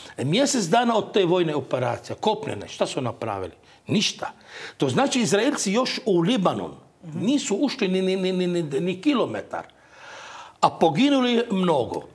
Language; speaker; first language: Croatian; non-native, fluent; Arabic